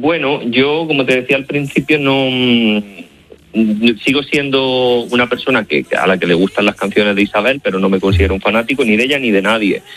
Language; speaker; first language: Spanish; native; Spanish